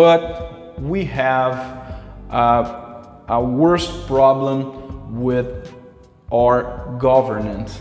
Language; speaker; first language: English; non-native, local second language; Portuguese